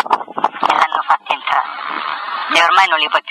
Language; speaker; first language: Italian; native; Italian